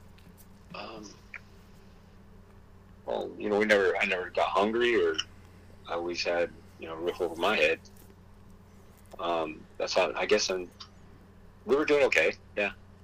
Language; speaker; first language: English; early bilingual, other home language; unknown